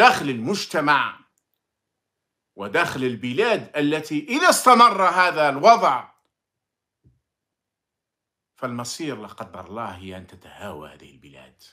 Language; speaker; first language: Arabic; native; Arabic